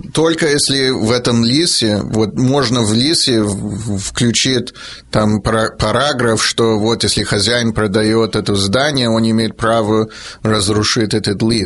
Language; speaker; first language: Russian; early bilingual, heritage; Russian